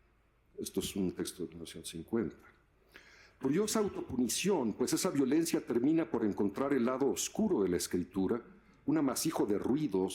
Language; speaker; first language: Spanish; native; Spanish